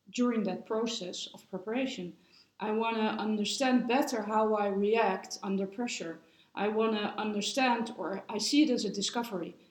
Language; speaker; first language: English; non-native, fluent; Dutch